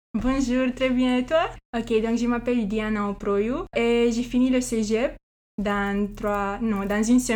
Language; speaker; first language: French; non-native, fluent; Romanian